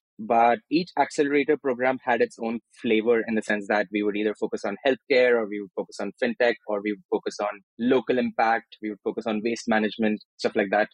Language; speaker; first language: English; non-native, local second language; Telugu